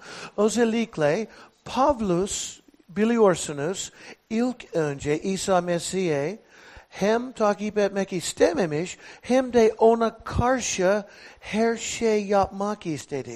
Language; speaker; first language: Turkish; non-native, fluent; English